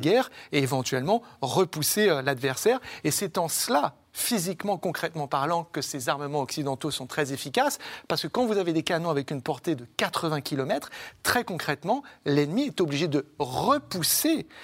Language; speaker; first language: French; native; French